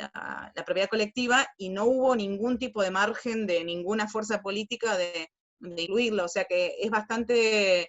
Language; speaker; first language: Spanish; native; Spanish